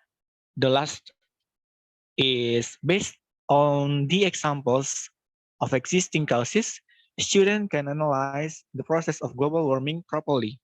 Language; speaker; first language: English; non-native, local second language; Indonesian